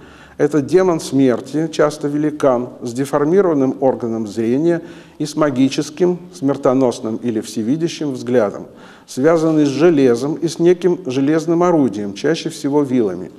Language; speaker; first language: Russian; native; Russian